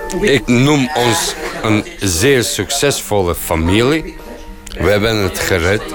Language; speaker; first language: Dutch; non-native, fluent; Bosnian